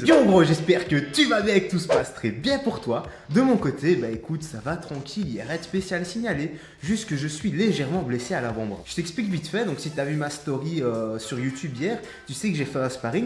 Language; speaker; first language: French; native; French